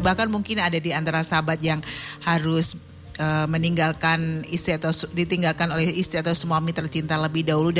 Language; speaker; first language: Indonesian; native; Indonesian